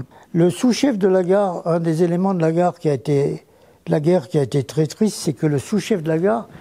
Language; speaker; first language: French; non-native, fluent; Greek